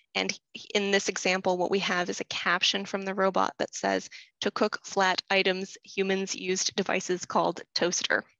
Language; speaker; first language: English; native; English